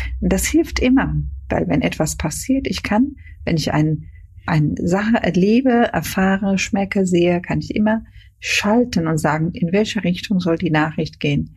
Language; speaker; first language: German; non-native, fluent; Hungarian